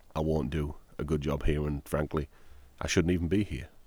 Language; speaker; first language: English; native; English